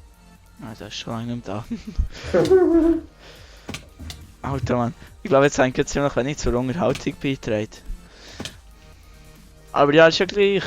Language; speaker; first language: German; native; German